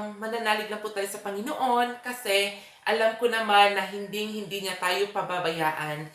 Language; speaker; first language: Filipino; non-native, local second language; Cebuano